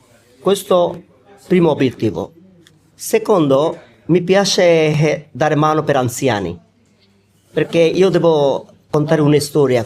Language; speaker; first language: Italian; non-native, learner; Bangla